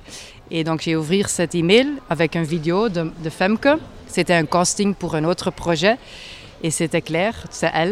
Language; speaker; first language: French; non-native, local second language; Dutch